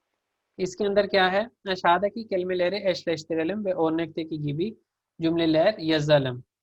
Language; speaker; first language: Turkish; non-native, fluent; Urdu